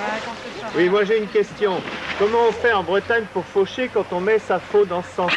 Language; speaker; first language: French; native; French